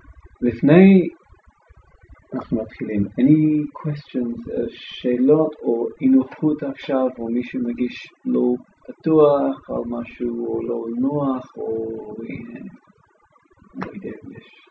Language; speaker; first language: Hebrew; non-native, fluent; English